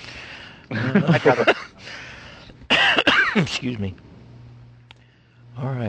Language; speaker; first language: English; native; English